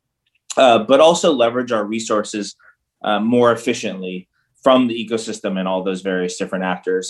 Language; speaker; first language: English; native; English